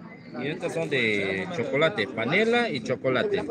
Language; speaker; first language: Spanish; native; Spanish